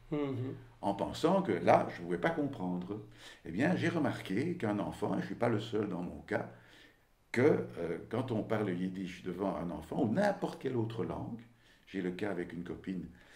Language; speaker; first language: French; native; French